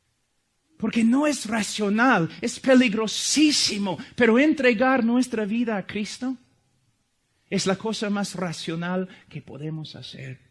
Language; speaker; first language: Spanish; non-native, fluent; English